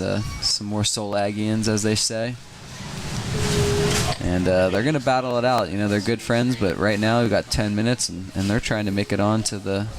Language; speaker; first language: English; native; English